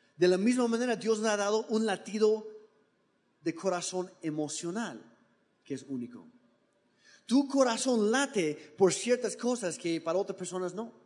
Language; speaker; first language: Spanish; non-native, fluent; English